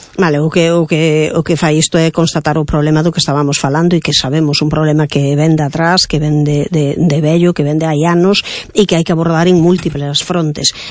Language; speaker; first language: Galician; native; Galician